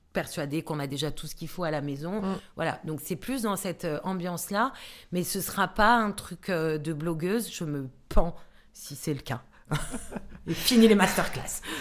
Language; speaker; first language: French; native; French